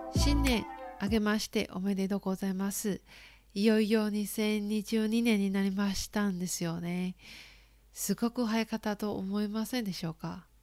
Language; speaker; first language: Japanese; non-native, fluent; Chinese